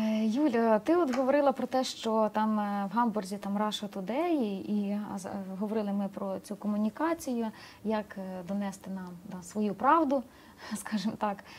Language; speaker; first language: Ukrainian; native; Ukrainian